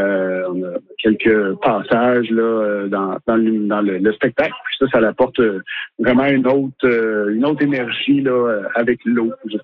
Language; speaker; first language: French; native; French